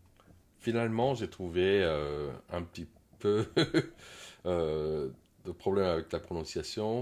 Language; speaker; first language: French; non-native, fluent; Korean